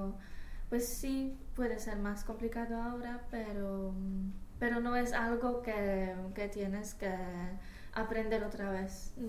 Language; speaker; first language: Spanish; non-native, fluent; Polish